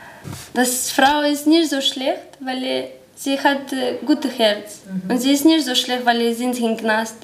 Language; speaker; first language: German; non-native, learner; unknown